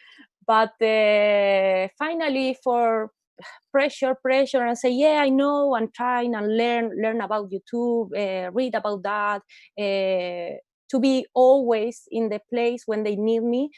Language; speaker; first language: English; non-native, learner; Spanish